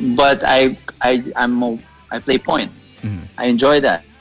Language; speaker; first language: English; non-native, local second language; Filipino